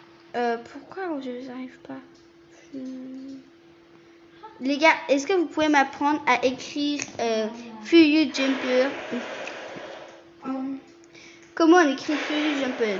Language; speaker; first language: French; native; French